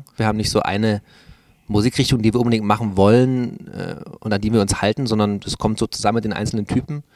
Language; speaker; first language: German; native; German